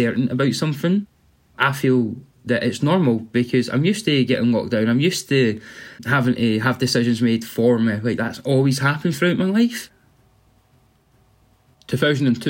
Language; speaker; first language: English; native; English